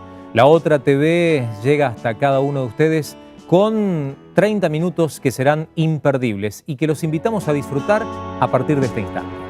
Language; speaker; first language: Spanish; native; Spanish